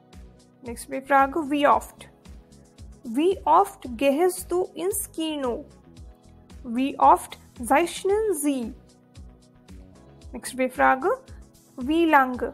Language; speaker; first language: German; non-native, learner; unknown